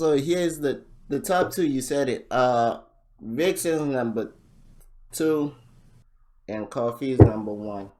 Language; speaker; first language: English; native; English